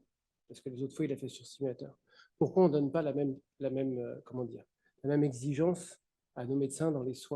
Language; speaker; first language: French; native; French